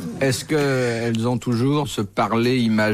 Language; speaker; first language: French; native; French